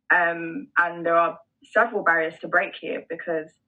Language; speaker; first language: English; native; English